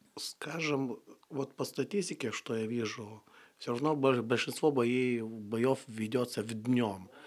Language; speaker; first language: Russian; non-native, fluent; Lithuanian